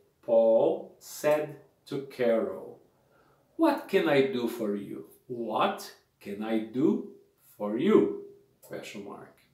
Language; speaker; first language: English; non-native, fluent; Portuguese